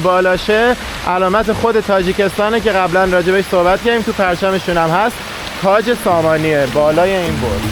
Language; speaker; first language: Persian; native; Persian